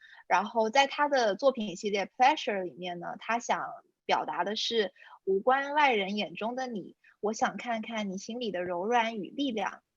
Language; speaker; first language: Chinese; native; Chinese